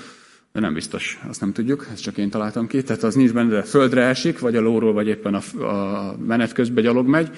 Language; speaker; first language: Hungarian; native; Hungarian